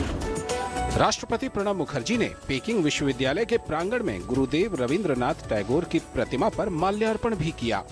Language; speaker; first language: Hindi; native; Hindi